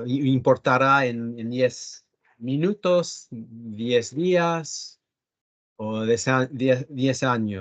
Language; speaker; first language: Spanish; early bilingual, heritage; Spanish